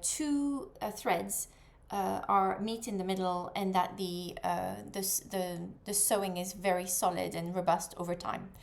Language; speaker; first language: English; non-native, fluent; French